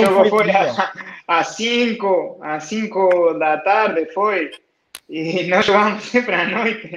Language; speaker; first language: Portuguese; non-native, fluent; Spanish